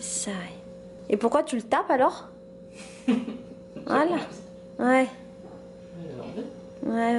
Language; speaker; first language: French; native; French